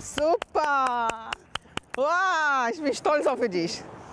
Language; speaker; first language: German; non-native, learner; Portuguese